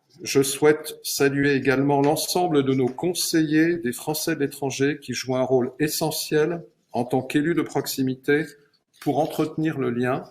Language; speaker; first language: French; native; French